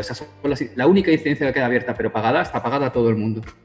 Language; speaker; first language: Spanish; native; Spanish